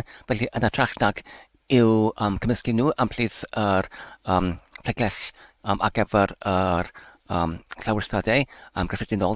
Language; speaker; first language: Welsh; non-native, learner; English